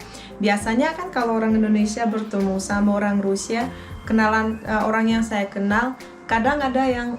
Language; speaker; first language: Indonesian; non-native, fluent; Russian